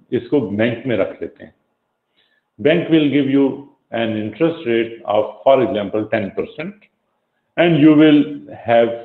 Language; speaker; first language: Urdu; native; Urdu